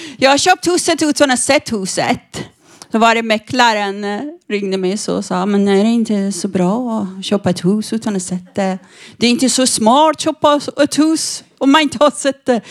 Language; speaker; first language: Swedish; non-native, fluent; Persian